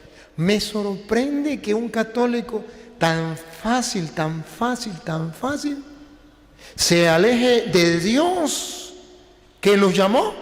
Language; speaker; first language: Spanish; native; Spanish